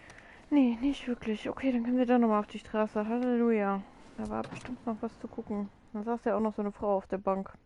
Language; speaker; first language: German; native; German